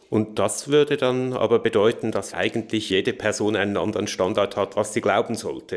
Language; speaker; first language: German; native; German